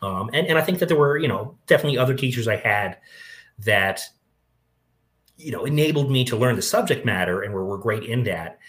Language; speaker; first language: English; native; English